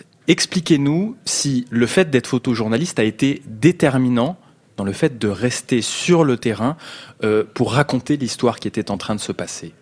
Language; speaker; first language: French; native; French